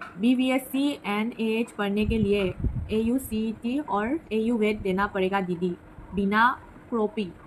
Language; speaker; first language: Hindi; non-native, local second language; Assamese